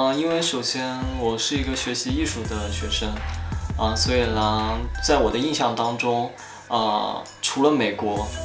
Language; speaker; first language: Chinese; native; Chinese